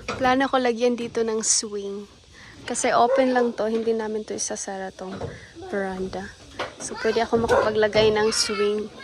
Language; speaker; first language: Filipino; non-native, local second language; Cebuano